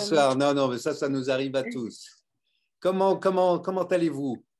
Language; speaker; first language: French; native; French